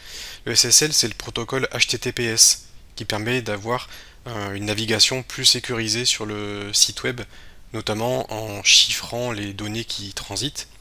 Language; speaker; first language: French; native; French